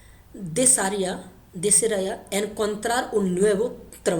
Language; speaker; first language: Spanish; non-native, learner; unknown